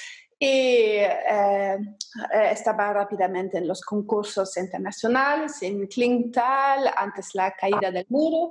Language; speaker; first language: Spanish; non-native, fluent; German